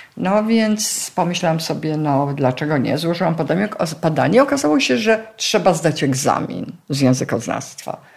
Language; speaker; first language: Polish; native; Polish